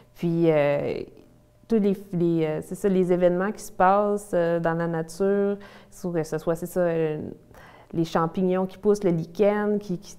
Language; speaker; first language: French; native; French